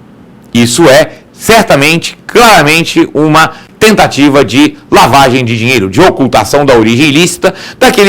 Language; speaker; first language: Portuguese; native; Portuguese